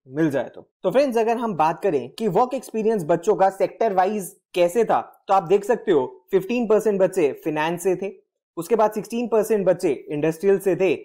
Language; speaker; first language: Hindi; native; Hindi